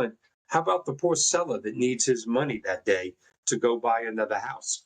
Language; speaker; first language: English; native; English